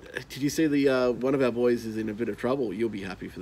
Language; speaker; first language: English; native; English